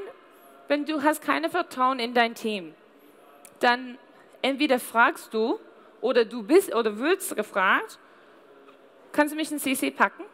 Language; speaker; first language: German; non-native, fluent; English